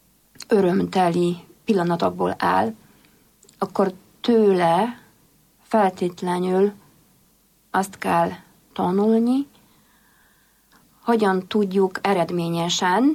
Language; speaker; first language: Hungarian; non-native, fluent; Polish